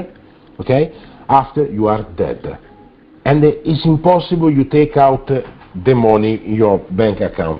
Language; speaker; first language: English; non-native, learner; Italian